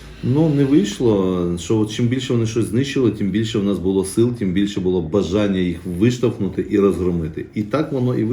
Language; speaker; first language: Ukrainian; native; Ukrainian